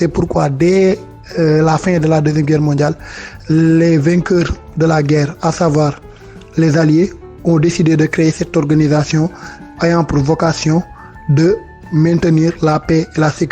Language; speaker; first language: French; non-native, local second language; Wolof